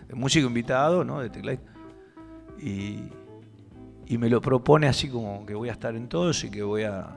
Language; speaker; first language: Spanish; native; Spanish